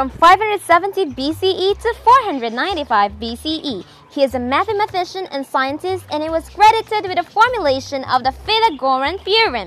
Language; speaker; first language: English; non-native, local second language; Cebuano